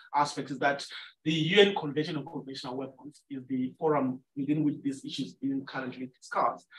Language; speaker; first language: English; non-native, local second language; Shona